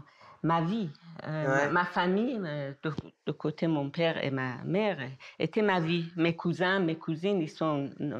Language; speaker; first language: French; non-native, fluent; Persian